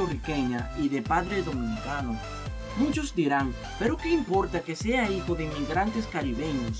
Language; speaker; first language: Spanish; native; Spanish